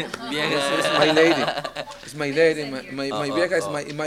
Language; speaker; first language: English; non-native, learner; Spanish